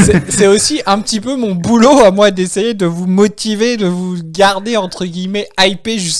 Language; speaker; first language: French; native; French